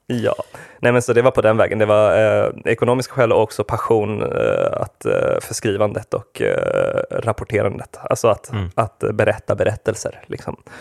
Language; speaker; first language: Swedish; early bilingual, other home language; Spanish